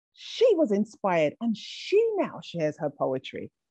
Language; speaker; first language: English; native; English